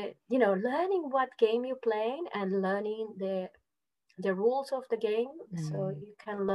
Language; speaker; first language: English; non-native, fluent; Spanish